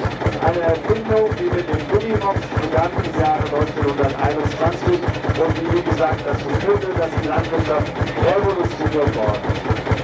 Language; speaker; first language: German; native; German